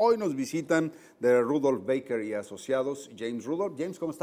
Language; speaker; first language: Spanish; native; Spanish